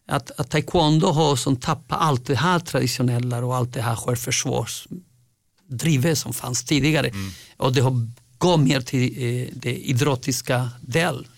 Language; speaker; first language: Swedish; non-native, fluent; Spanish